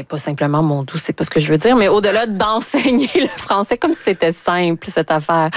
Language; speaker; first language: French; native; French